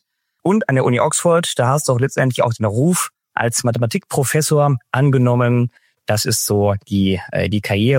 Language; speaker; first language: German; native; German